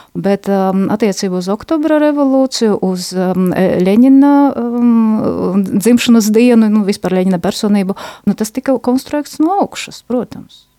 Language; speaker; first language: Latvian; non-native, local second language; Russian